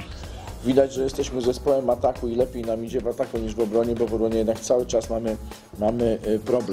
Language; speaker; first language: Polish; native; Polish